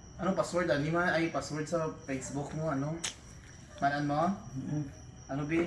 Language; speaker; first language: Filipino; non-native, local second language; Cebuano